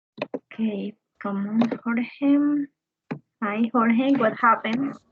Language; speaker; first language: English; non-native, fluent; Spanish